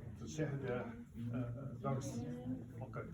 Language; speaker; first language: Arabic; non-native, learner; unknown